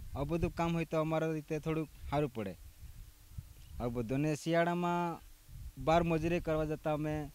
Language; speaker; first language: Gujarati; non-native, local second language; Vasavi